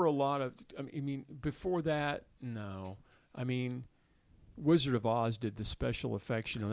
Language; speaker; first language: English; native; English